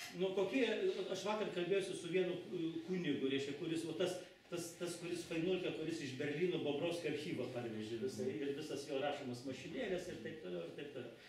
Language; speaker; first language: Lithuanian; native; Lithuanian